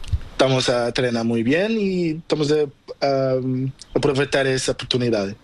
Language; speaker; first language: Spanish; non-native, learner; Portuguese